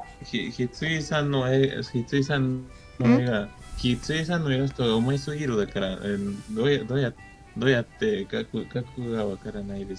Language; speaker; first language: Japanese; non-native, learner; Spanish